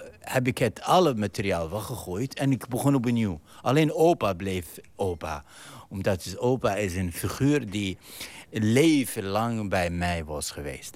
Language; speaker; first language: Dutch; non-native, fluent; Arabic